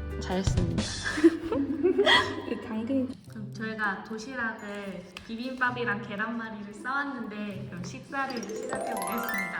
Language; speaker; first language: Korean; native; Korean